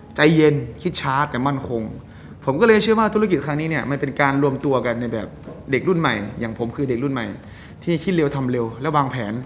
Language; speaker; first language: Thai; native; Thai